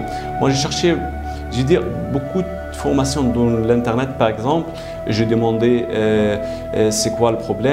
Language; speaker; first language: French; non-native, learner; Arabic